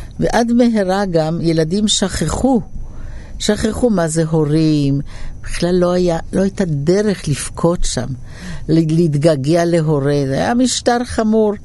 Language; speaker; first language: Hebrew; early bilingual, other home language; Polish